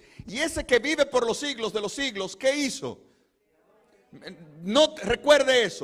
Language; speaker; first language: Spanish; native; Spanish